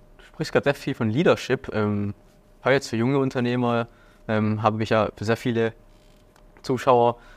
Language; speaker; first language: German; early bilingual, other home language; Vietnamese